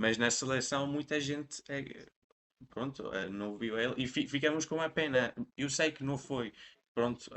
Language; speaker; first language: Portuguese; non-native, fluent; Persian